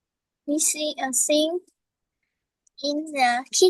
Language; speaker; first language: English; non-native, learner; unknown